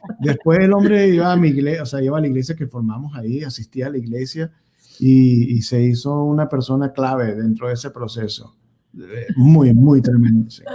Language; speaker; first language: Spanish; native; Spanish